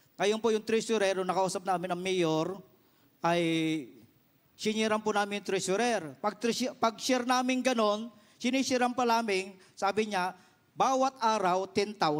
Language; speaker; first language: Filipino; non-native, local second language; Iloko